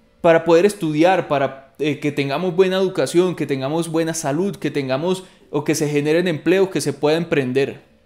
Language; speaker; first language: Spanish; native; Spanish